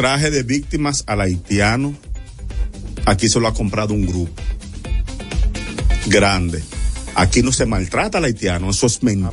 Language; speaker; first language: Spanish; native; Spanish